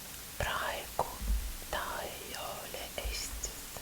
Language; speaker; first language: Estonian; non-native, learner; Russian